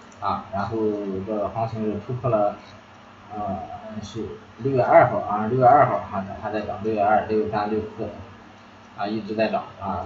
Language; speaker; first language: Chinese; native; Chinese